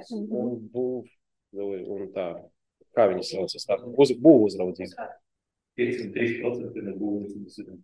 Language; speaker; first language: Latvian; non-native, local second language; Russian